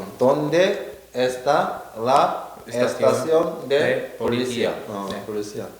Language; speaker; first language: Spanish; non-native, learner; Korean